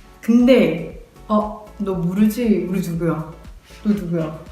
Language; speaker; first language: Korean; non-native, learner; Indonesian